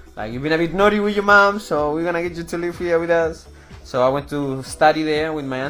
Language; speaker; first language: English; non-native, fluent; Spanish